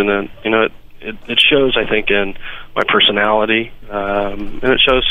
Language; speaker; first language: English; native; English